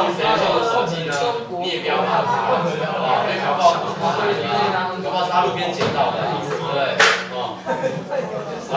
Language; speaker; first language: Chinese; native; Chinese